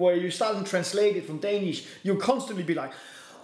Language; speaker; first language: English; non-native, fluent; Danish